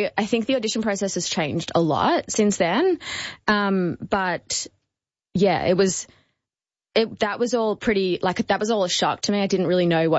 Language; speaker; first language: English; native; English